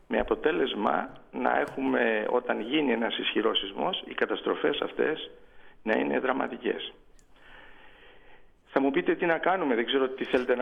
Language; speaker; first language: Greek; native; Greek